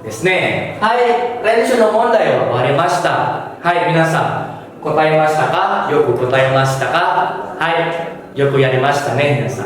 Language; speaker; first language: Japanese; non-native, fluent; Indonesian